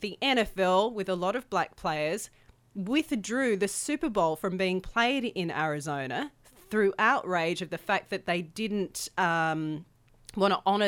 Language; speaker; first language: English; native; English